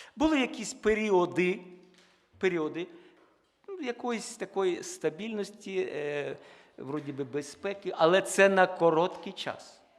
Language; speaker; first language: Ukrainian; non-native, local second language; Russian